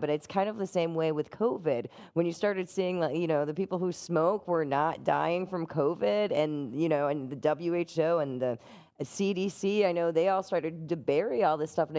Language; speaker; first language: English; native; English